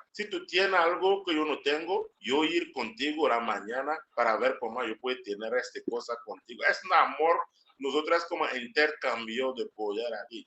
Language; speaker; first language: Spanish; non-native, learner; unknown